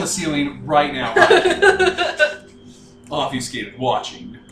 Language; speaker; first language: English; native; English